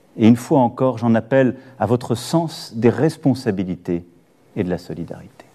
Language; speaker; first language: French; native; French